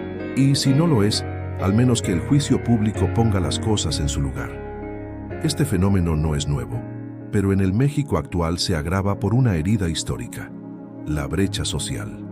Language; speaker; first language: Spanish; native; Spanish